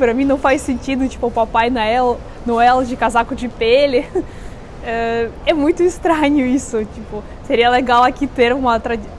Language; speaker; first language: Portuguese; non-native, fluent; Russian